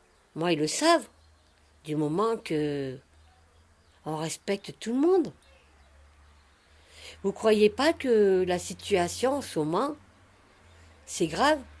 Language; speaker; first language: French; native; French